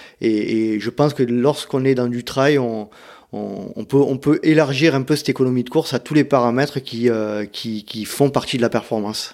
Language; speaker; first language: French; native; French